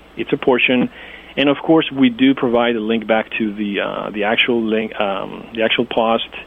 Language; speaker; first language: English; non-native, fluent; Greek